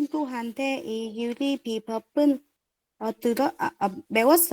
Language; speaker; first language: Korean; non-native, learner; Vietnamese